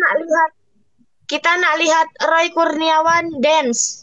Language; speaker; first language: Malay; non-native, learner; Vietnamese